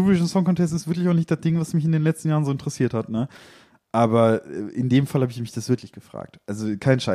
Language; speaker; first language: German; native; German